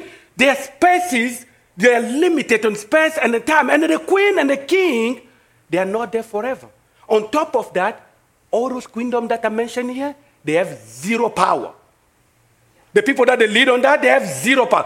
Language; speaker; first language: English; non-native, fluent; French